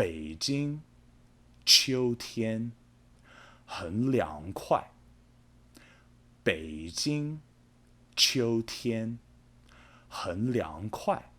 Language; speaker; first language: Chinese; non-native, fluent; English